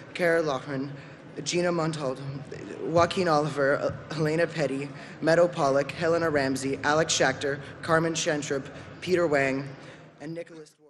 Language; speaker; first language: English; native; English